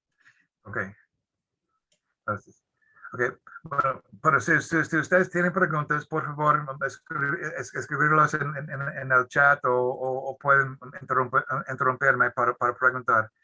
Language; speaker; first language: Spanish; non-native, fluent; English